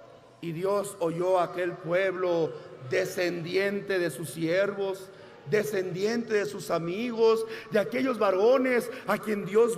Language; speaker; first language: Spanish; native; Spanish